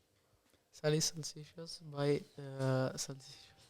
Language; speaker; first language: English; non-native, learner; Italian